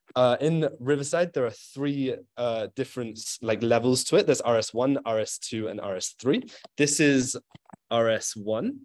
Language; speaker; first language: English; native; English